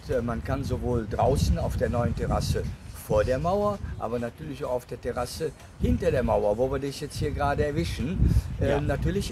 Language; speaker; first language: German; native; German